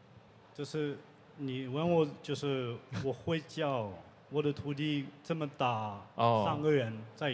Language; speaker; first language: Chinese; non-native, learner; French